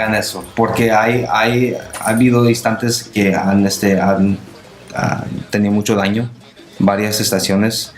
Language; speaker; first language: Spanish; non-native, local second language; English